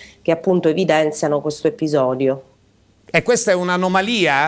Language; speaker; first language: Italian; native; Italian